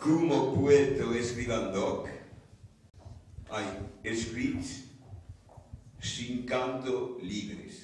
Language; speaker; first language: Italian; non-native, learner; Occitan